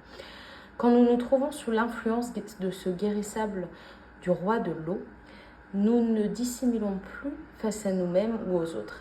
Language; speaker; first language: French; native; French